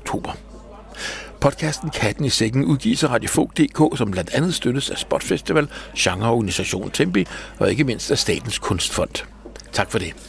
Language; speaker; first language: Danish; native; Danish